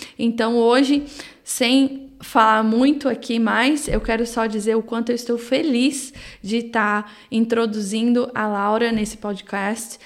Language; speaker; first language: Portuguese; native; Portuguese